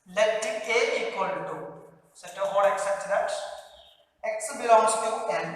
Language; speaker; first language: English; non-native, local second language; Malayalam